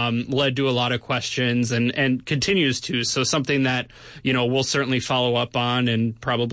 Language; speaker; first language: English; native; English